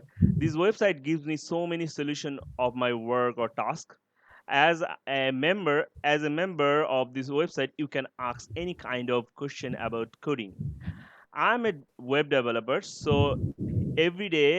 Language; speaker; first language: English; non-native, learner; Bangla